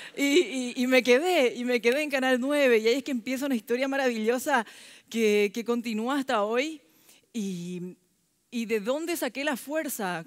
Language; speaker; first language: Spanish; early bilingual, other home language; Korean